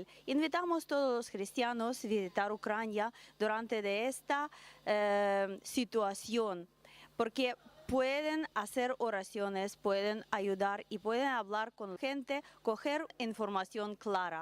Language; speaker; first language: Spanish; non-native, learner; Russian